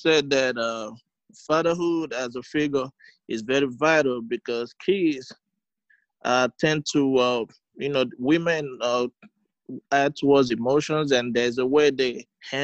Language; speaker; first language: English; non-native, local second language; Igbo